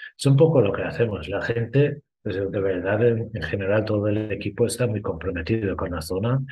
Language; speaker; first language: Spanish; non-native, fluent; English